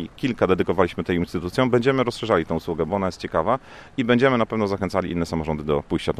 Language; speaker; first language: Polish; native; Polish